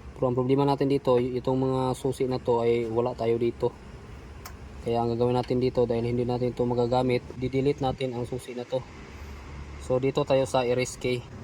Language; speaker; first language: Filipino; non-native, local second language; Cebuano